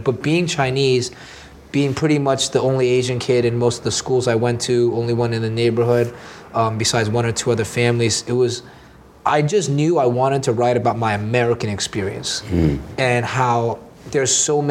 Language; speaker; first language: English; native; English